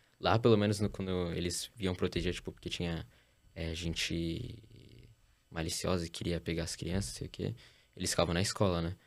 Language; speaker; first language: Portuguese; early bilingual, heritage; Portuguese